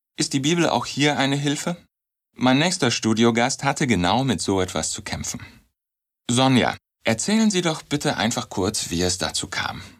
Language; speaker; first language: German; native; German